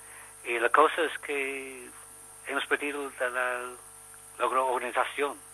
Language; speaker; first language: Spanish; non-native, learner; English